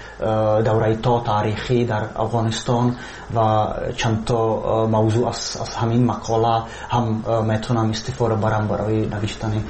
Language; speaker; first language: Persian; non-native, fluent; Czech